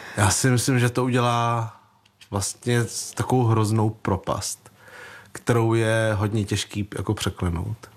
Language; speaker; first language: Czech; early bilingual, other home language; Vietnamese